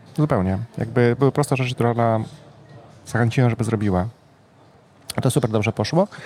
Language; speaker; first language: Polish; native; Polish